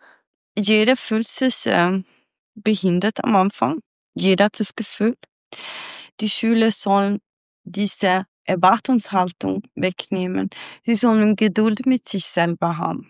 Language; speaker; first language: German; non-native, fluent; Swedish